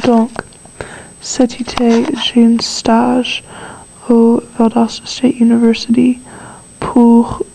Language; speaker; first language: French; non-native, learner; English